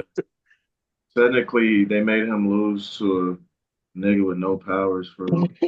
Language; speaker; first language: English; native; English